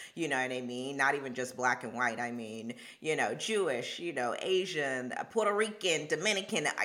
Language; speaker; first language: English; early bilingual, other home language; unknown